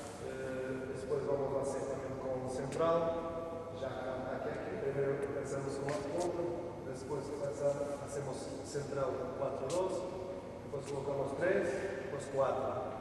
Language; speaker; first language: Spanish; non-native, learner; Portuguese